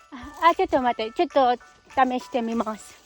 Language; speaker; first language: Japanese; non-native, learner; Filipino